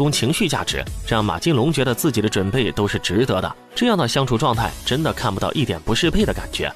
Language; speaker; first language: Chinese; native; Chinese